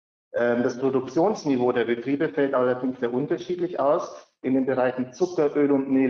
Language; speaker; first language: German; native; German